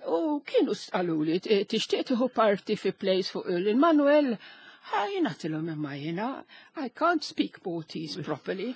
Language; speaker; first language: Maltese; non-native, local second language; Italian